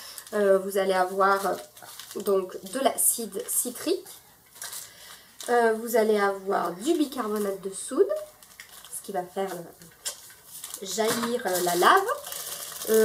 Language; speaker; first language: French; native; French